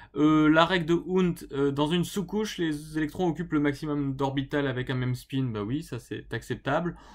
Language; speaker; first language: French; native; French